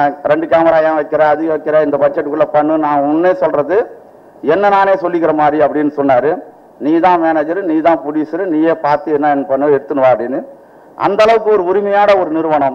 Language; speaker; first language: Tamil; native; Tamil